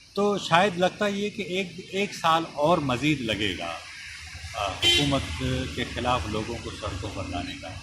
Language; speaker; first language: Urdu; non-native, local second language; Sindhi